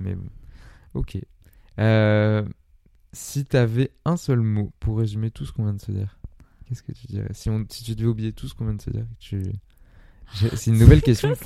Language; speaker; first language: French; native; French